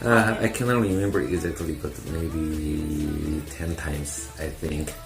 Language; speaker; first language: English; non-native, fluent; Korean